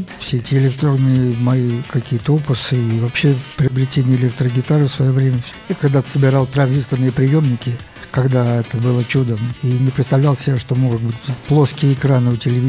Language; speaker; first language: Russian; native; Russian